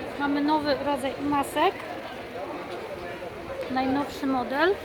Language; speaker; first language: Polish; native; Polish